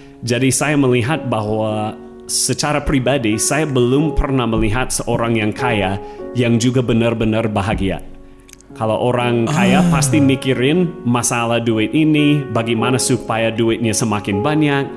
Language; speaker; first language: Malay; non-native, fluent; English